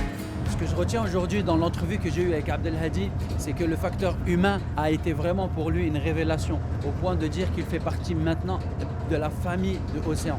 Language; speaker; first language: French; native; French